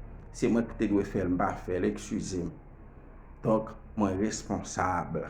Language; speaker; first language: French; non-native, learner; Haitian Creole